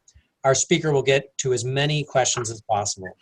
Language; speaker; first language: English; native; English